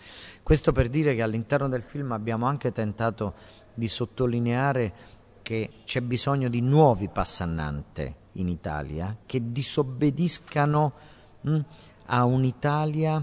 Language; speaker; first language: Italian; native; Italian